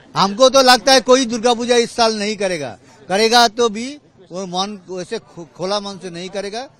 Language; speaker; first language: Hindi; non-native, local second language; Bangla